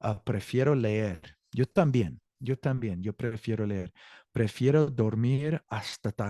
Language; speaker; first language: Spanish; non-native, fluent; English